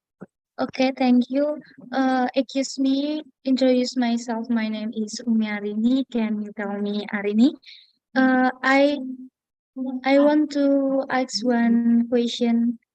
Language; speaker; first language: English; non-native, learner; Indonesian